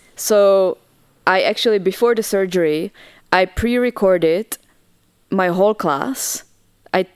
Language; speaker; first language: English; non-native, fluent; Czech